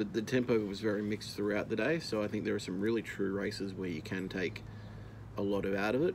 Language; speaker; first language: English; native; English